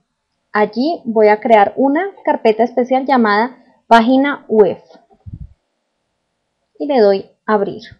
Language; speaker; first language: Spanish; native; Spanish